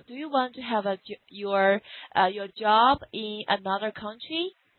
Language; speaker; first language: English; non-native, fluent; Chinese